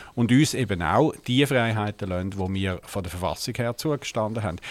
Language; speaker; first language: German; native; German